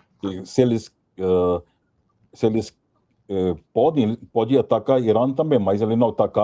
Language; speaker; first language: Portuguese; non-native, fluent; Hindi